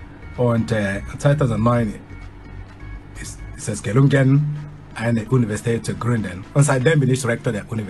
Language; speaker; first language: German; non-native, fluent; Igbo